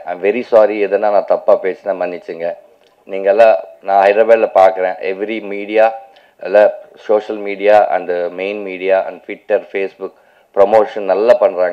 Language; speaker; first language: Tamil; non-native, local second language; Telugu